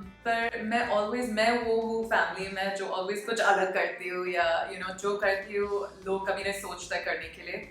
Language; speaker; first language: Hindi; non-native, local second language; English